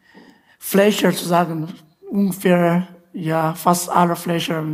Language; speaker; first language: German; non-native, learner; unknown